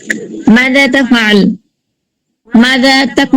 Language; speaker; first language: Arabic; non-native, learner; Bangla